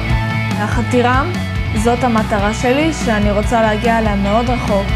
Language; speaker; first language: Hebrew; early bilingual, other home language; Russian